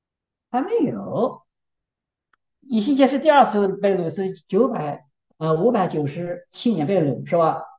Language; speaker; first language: Chinese; native; Chinese